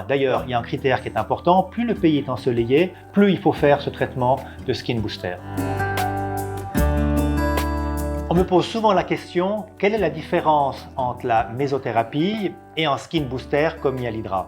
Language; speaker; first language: French; non-native, fluent; Italian